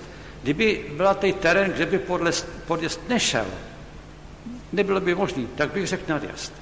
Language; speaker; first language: Czech; native; Czech